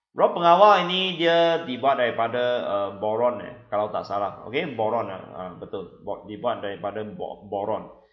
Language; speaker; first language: Malay; non-native, local second language; Chinese